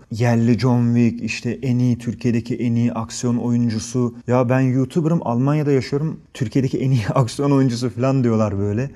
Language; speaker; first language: Turkish; early bilingual, heritage; Turkish